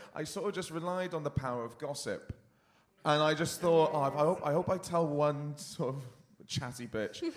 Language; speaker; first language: English; native; English